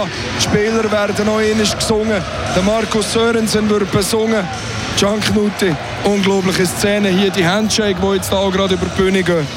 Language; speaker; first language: German; native; German